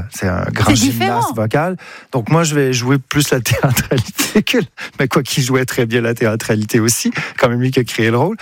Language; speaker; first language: French; native; French